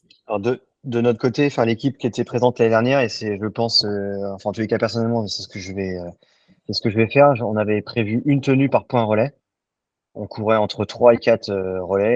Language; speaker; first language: French; native; French